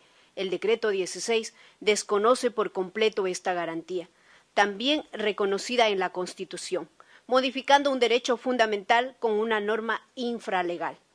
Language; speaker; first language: Spanish; native; Spanish